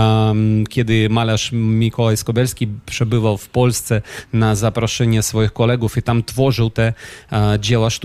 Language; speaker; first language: Polish; non-native, fluent; Ukrainian